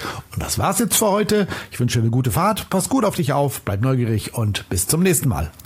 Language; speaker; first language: German; native; German